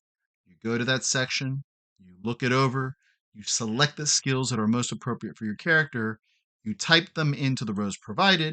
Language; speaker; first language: English; native; English